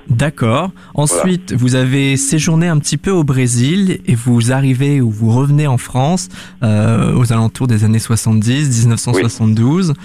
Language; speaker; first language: French; native; French